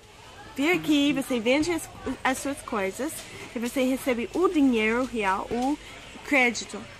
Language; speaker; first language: Portuguese; non-native, learner; English